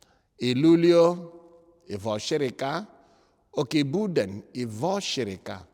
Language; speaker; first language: Swedish; non-native, fluent; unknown